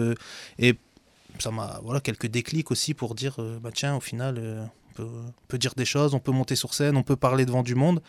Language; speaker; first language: French; native; French